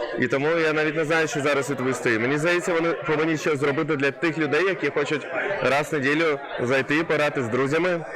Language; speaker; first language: Ukrainian; non-native, local second language; Russian